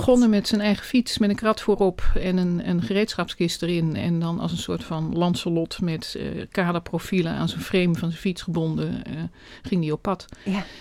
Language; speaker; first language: Dutch; native; Dutch